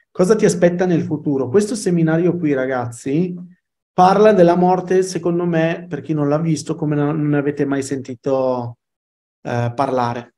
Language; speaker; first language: Italian; early bilingual, other home language; Arabic